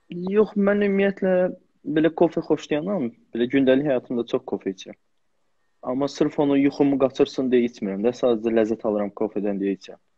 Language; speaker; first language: Azerbaijani; native; Azerbaijani